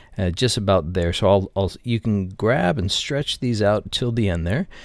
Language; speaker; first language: English; native; English